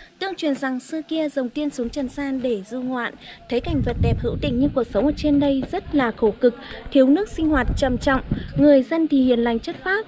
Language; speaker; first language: Vietnamese; non-native, local second language; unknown